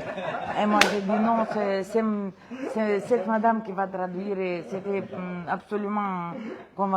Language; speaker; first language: French; non-native, fluent; Romanian